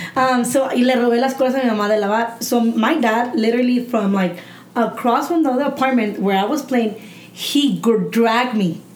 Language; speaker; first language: English; early bilingual, other home language; Spanish